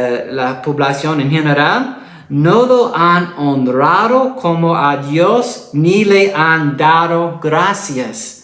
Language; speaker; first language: Spanish; non-native, fluent; English